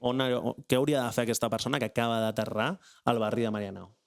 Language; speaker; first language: Catalan; native; Catalan